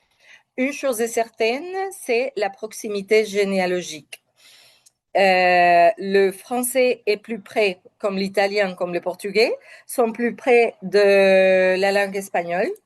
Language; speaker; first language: French; non-native, fluent; Spanish